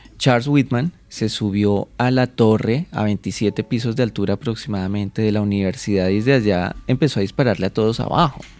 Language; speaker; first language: Spanish; native; Spanish